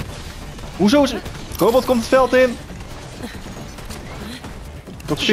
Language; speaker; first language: Dutch; native; Dutch